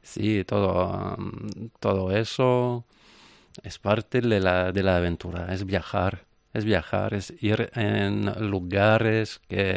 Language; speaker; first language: Spanish; non-native, fluent; French